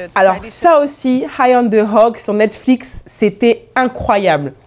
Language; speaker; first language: French; native; French